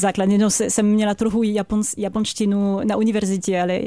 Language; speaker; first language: Czech; non-native, fluent; French